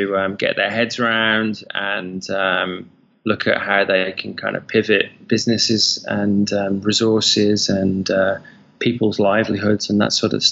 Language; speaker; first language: English; native; English